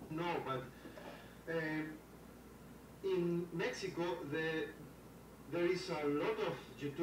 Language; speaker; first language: English; non-native, learner; Spanish